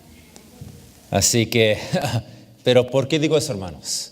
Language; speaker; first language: Spanish; early bilingual, heritage; English